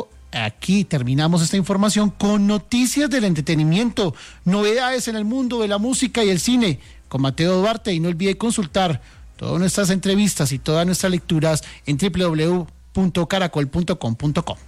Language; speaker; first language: Spanish; native; Spanish